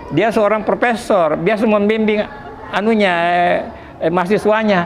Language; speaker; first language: Indonesian; native; Indonesian